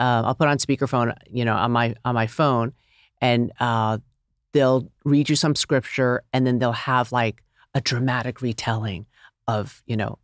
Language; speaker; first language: English; native; English